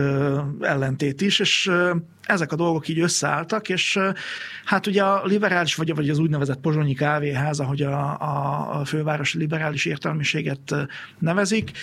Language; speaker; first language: Hungarian; native; Hungarian